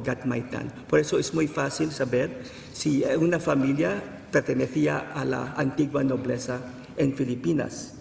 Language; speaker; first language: Spanish; non-native, fluent; Filipino